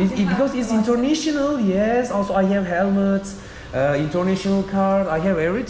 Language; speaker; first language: English; non-native, learner; Turkish